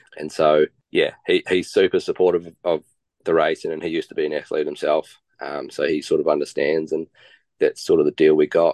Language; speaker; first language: English; native; English